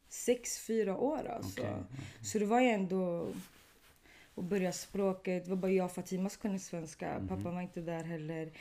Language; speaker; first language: Swedish; early bilingual, other home language; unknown